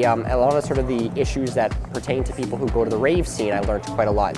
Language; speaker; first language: English; native; English